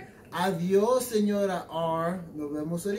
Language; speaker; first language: Spanish; non-native, learner; English